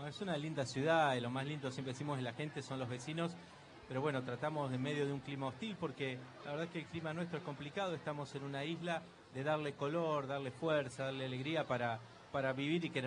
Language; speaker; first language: Spanish; native; Spanish